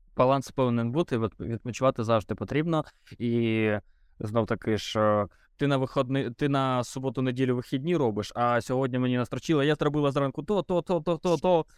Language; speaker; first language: Ukrainian; non-native, local second language; Russian